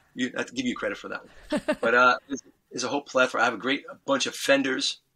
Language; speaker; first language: English; native; English